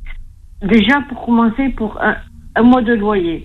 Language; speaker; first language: French; non-native, learner; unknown